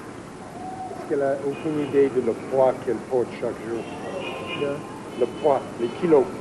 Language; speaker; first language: French; non-native, fluent; English